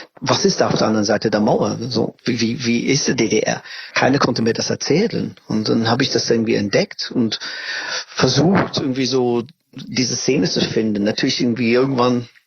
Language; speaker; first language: German; non-native, fluent; English